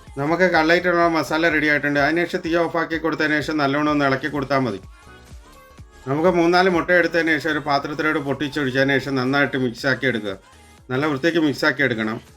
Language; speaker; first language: Malayalam; native; Malayalam